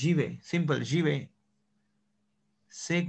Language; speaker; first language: French; non-native, fluent; Hindi